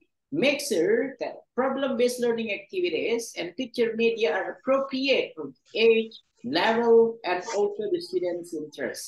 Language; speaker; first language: English; non-native, fluent; Indonesian